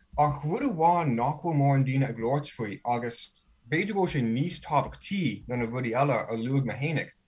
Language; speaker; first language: Irish; non-native, fluent; English